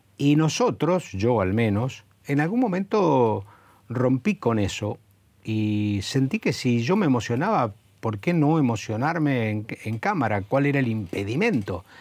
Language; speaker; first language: Spanish; native; Spanish